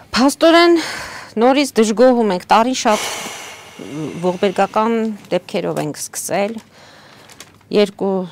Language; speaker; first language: Armenian; native; Armenian